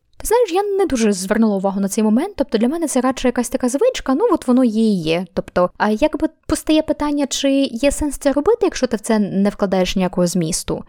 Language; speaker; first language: Ukrainian; native; Ukrainian